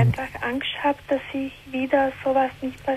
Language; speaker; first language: German; non-native, learner; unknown